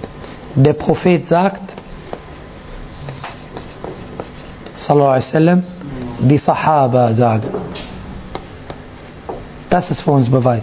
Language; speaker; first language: German; non-native, fluent; Arabic